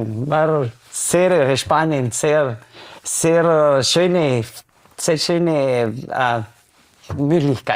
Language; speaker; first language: German; non-native, fluent; Spanish